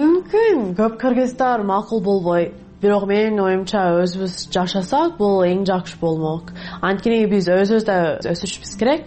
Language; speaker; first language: Kyrgyz; non-native, learner; English